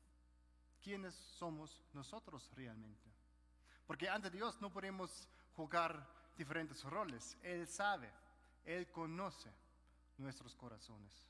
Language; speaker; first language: Spanish; non-native, fluent; German